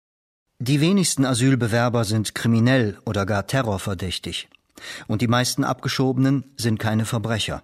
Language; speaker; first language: German; native; German